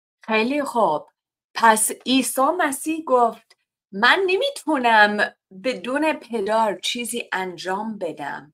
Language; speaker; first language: Persian; non-native, learner; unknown